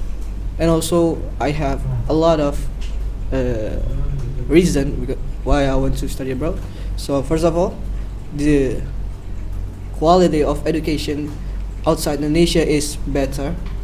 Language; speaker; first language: English; non-native, learner; Indonesian